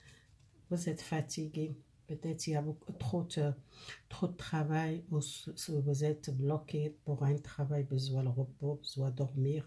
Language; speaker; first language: French; non-native, fluent; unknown